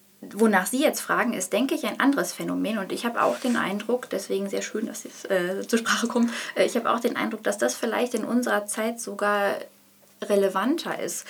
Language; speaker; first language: German; native; German